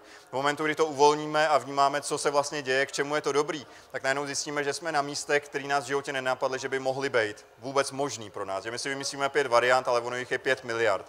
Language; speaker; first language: Czech; native; Czech